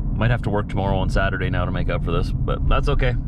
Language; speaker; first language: English; native; English